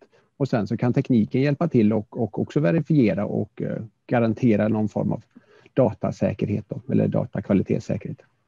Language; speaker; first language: Swedish; native; Swedish